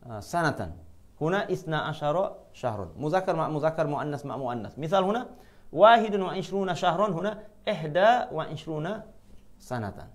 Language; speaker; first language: Arabic; non-native, fluent; Malay